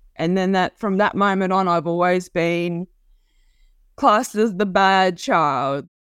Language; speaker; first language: English; native; English